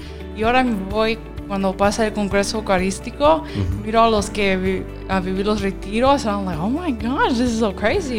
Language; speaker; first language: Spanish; early bilingual, heritage; Spanish